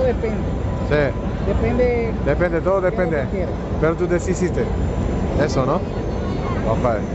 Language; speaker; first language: Spanish; non-native, learner; Korean